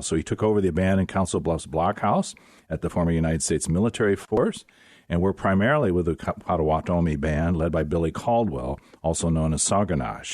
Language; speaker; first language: English; native; English